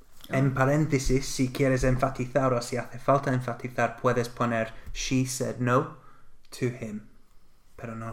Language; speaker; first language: Spanish; non-native, fluent; English